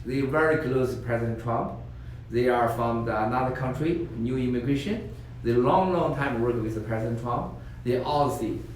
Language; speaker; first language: English; non-native, learner; Chinese